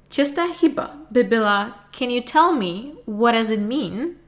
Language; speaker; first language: English; non-native, fluent; Czech